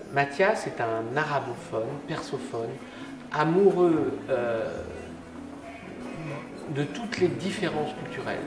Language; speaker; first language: French; native; French